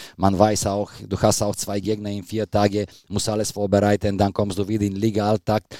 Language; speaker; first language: German; non-native, fluent; Bulgarian